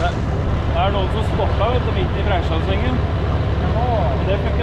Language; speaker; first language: Norwegian; native; Norwegian